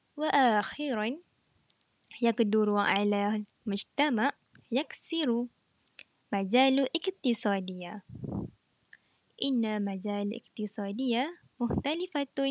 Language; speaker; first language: Arabic; non-native, learner; Malay